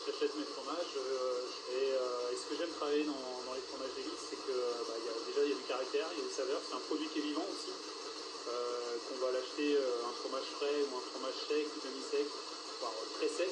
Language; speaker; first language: French; native; French